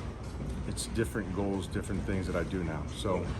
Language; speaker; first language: English; native; English